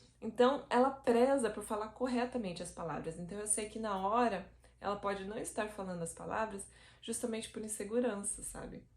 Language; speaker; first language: Portuguese; native; Portuguese